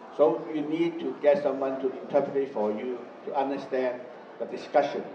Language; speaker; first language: English; non-native, learner; Chinese